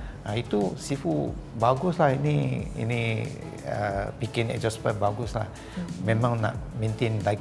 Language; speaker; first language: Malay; non-native, local second language; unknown